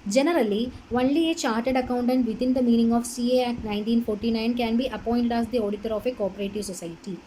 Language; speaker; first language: English; non-native, local second language; Malayalam